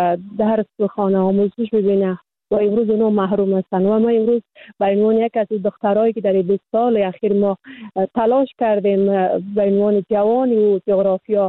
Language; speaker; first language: Persian; native; Persian